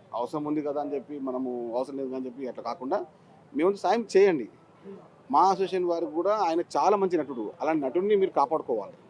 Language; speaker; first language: Telugu; native; Telugu